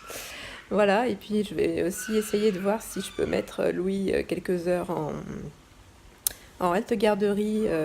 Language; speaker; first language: French; native; French